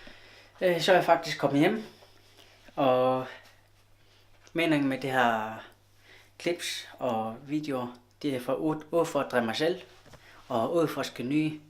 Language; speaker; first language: Danish; non-native, local second language; Kalaallisut